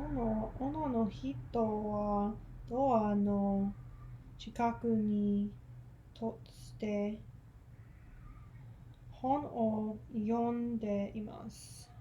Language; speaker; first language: Japanese; non-native, learner; English